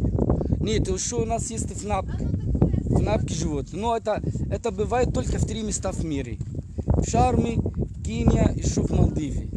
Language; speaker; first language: Russian; non-native, learner; Arabic